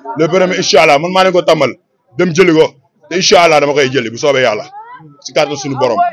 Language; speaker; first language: Wolof; native; Wolof